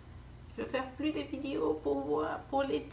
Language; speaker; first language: French; non-native, fluent; Spanish